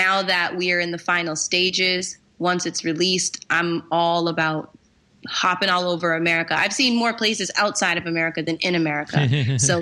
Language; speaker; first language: English; native; English